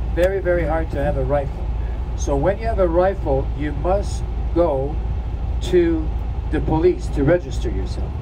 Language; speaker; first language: English; non-native, fluent; French